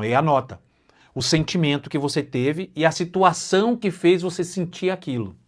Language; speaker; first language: Portuguese; native; Portuguese